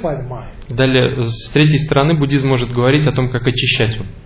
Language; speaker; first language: Russian; native; Russian